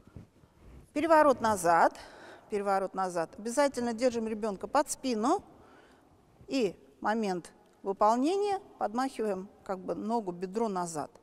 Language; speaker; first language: Russian; native; Russian